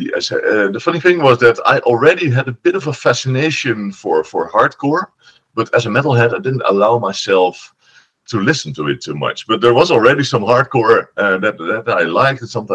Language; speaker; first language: English; non-native, fluent; Dutch